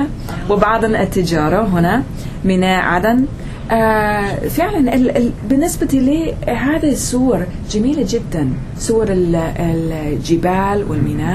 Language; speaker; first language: Arabic; non-native, fluent; English